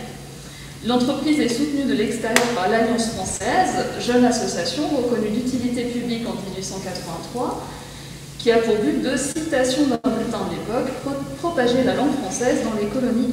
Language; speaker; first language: French; native; French